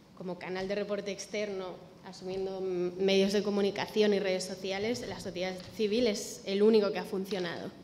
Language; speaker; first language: Spanish; native; Spanish